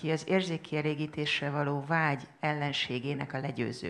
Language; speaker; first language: Hungarian; native; Hungarian